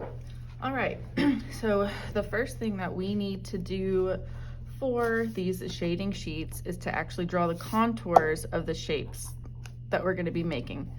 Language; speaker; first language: English; native; English